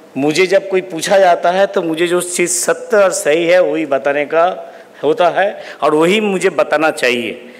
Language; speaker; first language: Hindi; non-native, local second language; Bangla